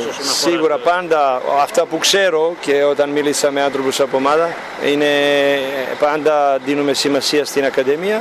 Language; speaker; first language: Greek; non-native, learner; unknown